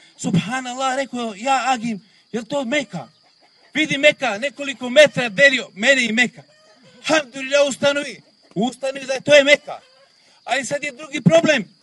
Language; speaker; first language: Bosnian; non-native, local second language; Romany